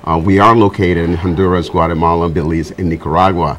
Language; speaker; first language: English; non-native, fluent; Spanish